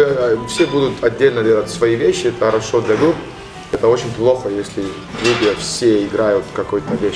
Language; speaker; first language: Russian; non-native, learner; Estonian